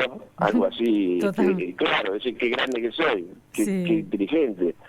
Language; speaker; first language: Spanish; native; Spanish